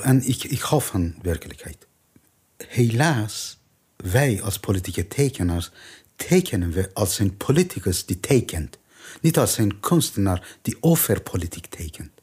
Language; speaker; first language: Dutch; non-native, learner; Persian